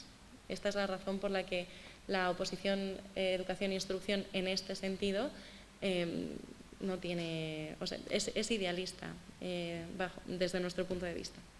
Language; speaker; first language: Spanish; native; Spanish